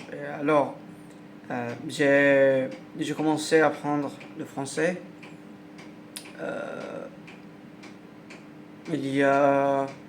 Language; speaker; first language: French; non-native, learner; Arabic